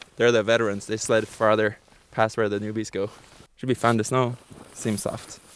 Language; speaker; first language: English; non-native, fluent; Norwegian